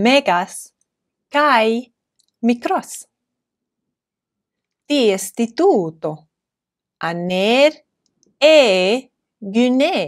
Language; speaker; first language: Greek; non-native, fluent; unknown